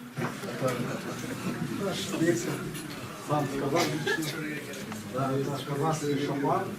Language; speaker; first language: Russian; non-native, local second language; Kazakh